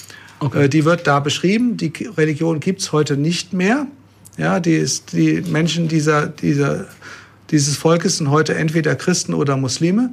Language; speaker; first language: German; native; German